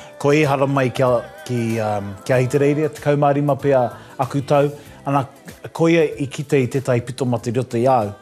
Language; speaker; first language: Māori; non-native, local second language; English